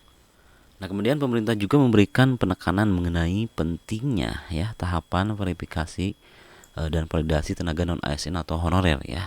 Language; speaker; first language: Indonesian; native; Indonesian